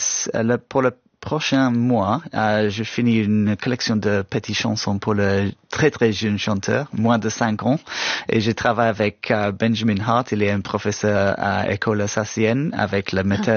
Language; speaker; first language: French; non-native, fluent; English